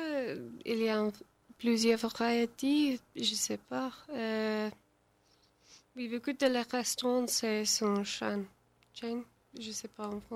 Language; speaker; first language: French; non-native, learner; English